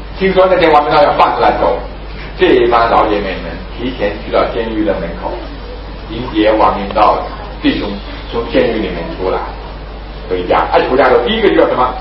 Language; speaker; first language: Chinese; native; Chinese